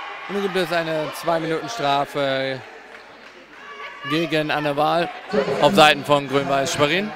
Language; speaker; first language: German; native; German